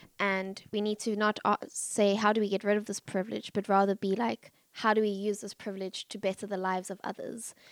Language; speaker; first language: English; native; English